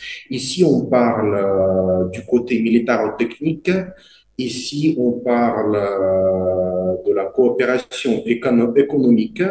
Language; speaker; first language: French; non-native, fluent; Russian